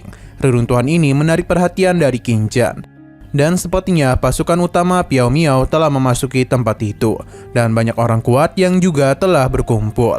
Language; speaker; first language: Indonesian; native; Indonesian